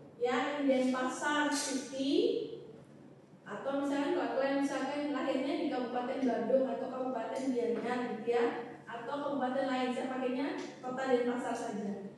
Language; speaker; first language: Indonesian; native; Indonesian